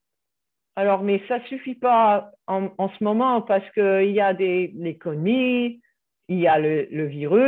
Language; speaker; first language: French; non-native, fluent; English